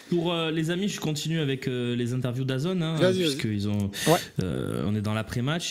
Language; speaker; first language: French; native; French